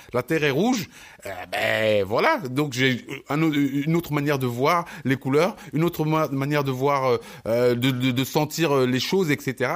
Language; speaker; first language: French; early bilingual, other home language; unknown